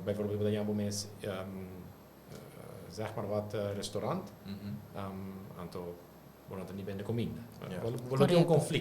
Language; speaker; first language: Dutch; non-native, local second language; Papiamento